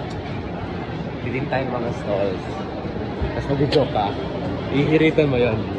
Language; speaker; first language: Filipino; native; Filipino